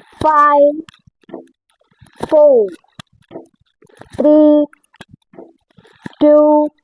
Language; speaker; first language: English; non-native, local second language; Marathi